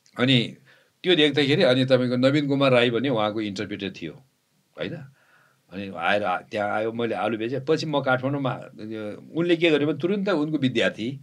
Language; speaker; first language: Nepali; non-native, local second language; Tibetan